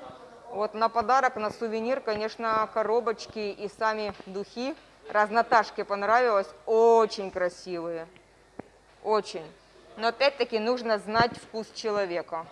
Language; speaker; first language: Russian; native; Russian